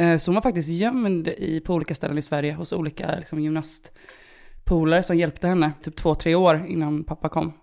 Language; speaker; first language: Swedish; early bilingual, other home language; Romanian